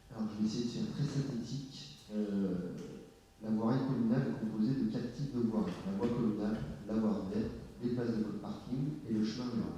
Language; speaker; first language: French; native; French